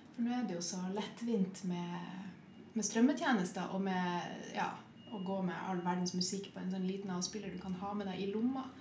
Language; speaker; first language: Norwegian; native; Norwegian